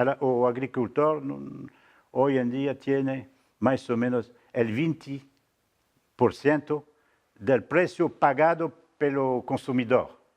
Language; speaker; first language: Spanish; non-native, fluent; French